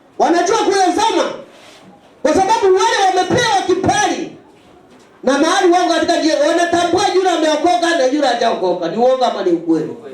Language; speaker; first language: Swahili; non-native, local second language; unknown